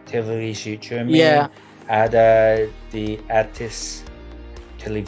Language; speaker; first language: Indonesian; non-native, learner; English